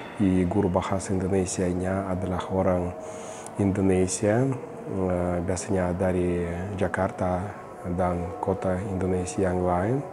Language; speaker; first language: Indonesian; non-native, fluent; Russian